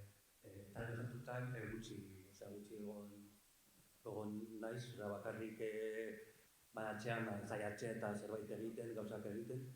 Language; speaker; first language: Basque; non-native, local second language; Spanish